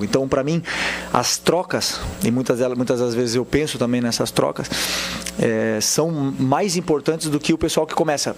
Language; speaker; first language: Portuguese; native; Portuguese